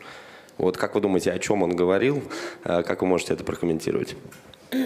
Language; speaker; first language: Russian; native; Russian